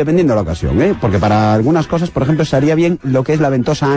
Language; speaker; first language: Spanish; native; Spanish